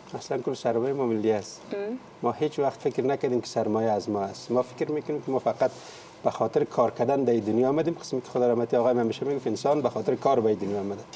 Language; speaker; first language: Persian; native; Persian